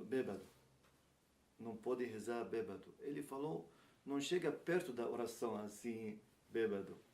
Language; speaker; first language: Portuguese; non-native, learner; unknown